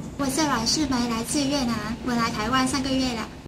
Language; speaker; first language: Chinese; non-native, learner; Vietnamese